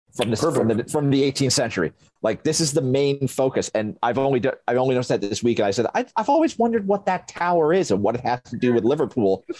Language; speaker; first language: English; native; English